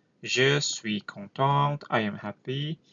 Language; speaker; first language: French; non-native, learner; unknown